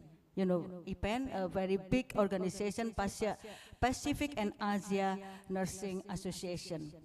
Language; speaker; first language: English; non-native, fluent; Indonesian